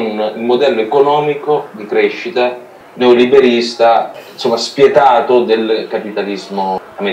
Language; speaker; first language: Italian; native; Italian